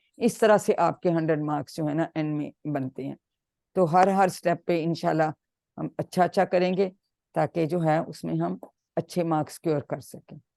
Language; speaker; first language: Urdu; native; Urdu